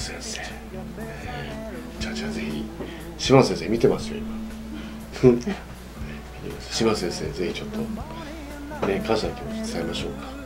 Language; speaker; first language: Japanese; native; Japanese